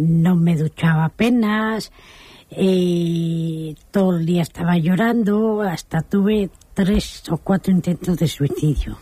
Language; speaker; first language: Spanish; native; Spanish